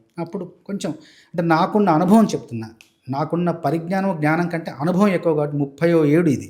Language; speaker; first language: Telugu; native; Telugu